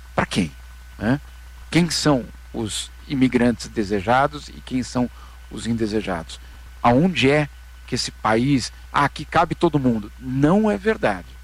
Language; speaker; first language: Portuguese; native; Portuguese